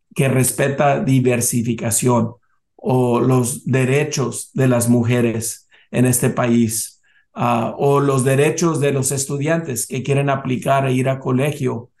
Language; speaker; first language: Spanish; early bilingual, heritage; Spanish